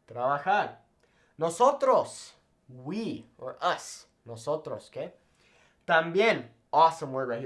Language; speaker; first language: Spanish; non-native, fluent; English